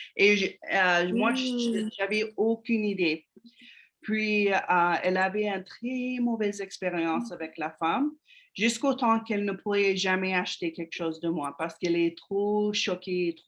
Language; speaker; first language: French; non-native, fluent; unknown